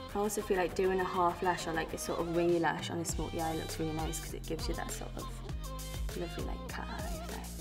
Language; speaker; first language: English; native; English